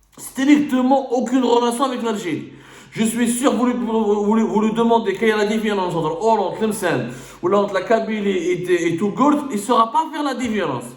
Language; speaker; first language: French; non-native, local second language; Arabic